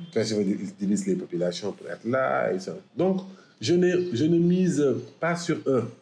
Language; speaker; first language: French; non-native, local second language; Wolof